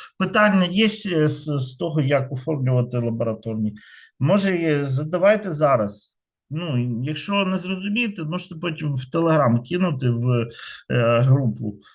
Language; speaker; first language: Ukrainian; non-native, local second language; Russian